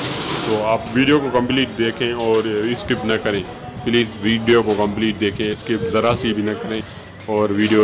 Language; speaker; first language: Hindi; native; Hindi